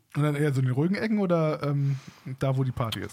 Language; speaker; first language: German; native; German